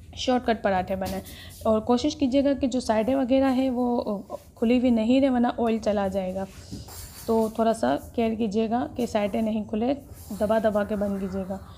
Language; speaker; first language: Urdu; native; Urdu